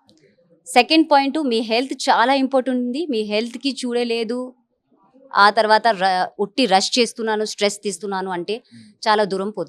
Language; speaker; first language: Telugu; non-native, learner; Hindi